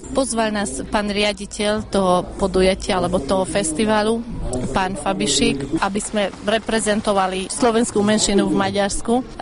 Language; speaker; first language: Slovak; non-native, local second language; Hungarian